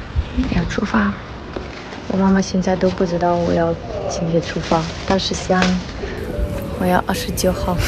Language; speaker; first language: Chinese; non-native, learner; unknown